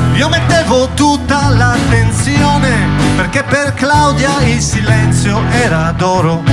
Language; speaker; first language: Italian; native; Italian